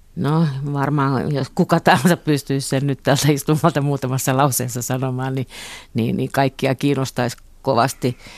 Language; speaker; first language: Finnish; native; Finnish